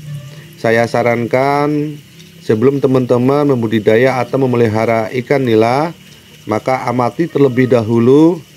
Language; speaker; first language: Indonesian; native; Indonesian